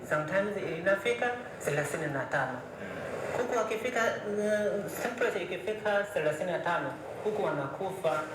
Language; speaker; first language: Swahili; non-native, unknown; Chinese